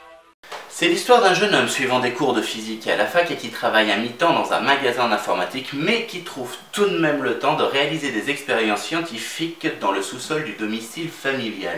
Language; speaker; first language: French; native; French